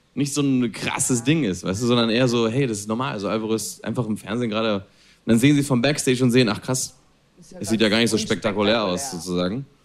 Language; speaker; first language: German; non-native, fluent; Spanish